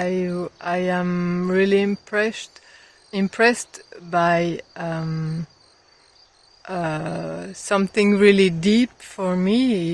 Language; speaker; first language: English; non-native, fluent; French